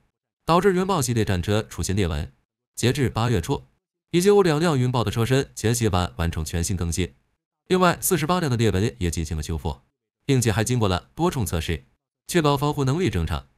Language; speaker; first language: Chinese; native; Chinese